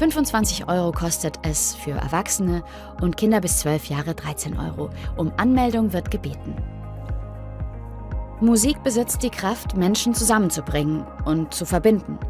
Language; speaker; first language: German; native; German